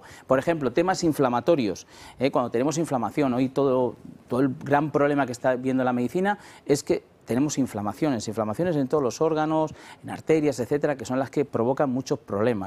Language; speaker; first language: Spanish; native; Spanish